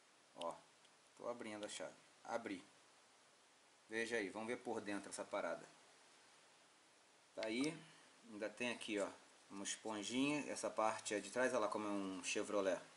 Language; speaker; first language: Portuguese; native; Portuguese